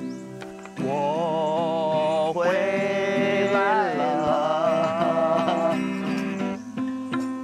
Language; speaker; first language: Chinese; native; Chinese